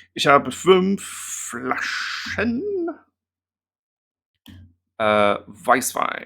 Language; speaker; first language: German; non-native, fluent; English